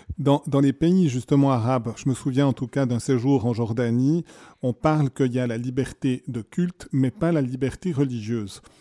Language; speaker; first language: French; native; French